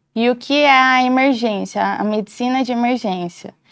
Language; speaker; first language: Portuguese; native; Portuguese